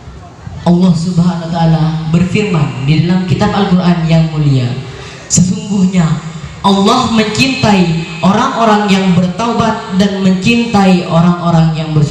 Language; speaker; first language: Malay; non-native, local second language; Madurese